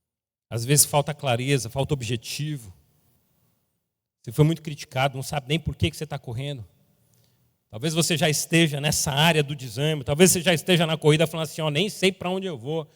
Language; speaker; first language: Portuguese; native; Portuguese